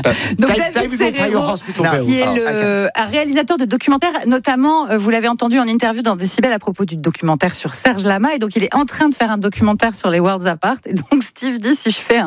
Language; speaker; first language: French; native; French